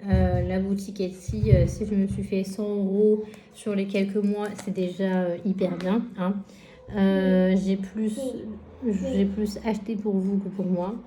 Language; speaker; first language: French; native; French